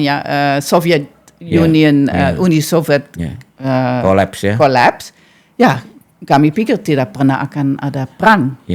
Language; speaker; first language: Indonesian; non-native, fluent; Dutch